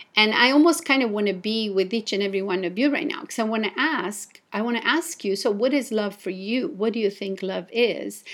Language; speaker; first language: English; non-native, fluent; Italian